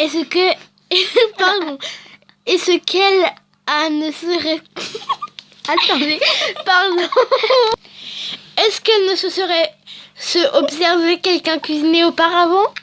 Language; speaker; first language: French; native; French